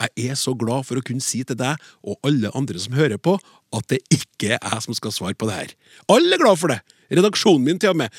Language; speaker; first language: Norwegian; native; Norwegian